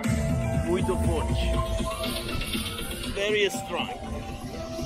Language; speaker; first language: Portuguese; non-native, learner; Persian